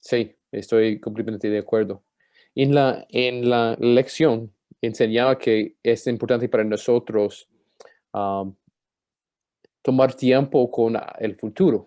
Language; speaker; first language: Spanish; non-native, fluent; English